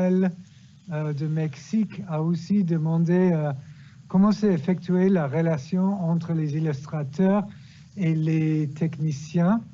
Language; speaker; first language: French; non-native, fluent; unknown